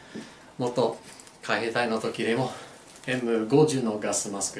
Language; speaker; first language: Japanese; non-native, learner; English